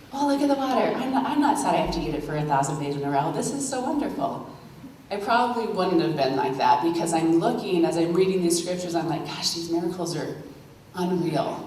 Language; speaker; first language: English; native; English